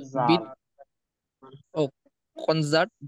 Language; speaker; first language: German; non-native, learner; Bangla